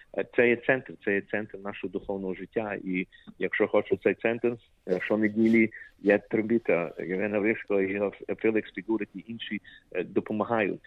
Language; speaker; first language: Ukrainian; early bilingual, heritage; Ukrainian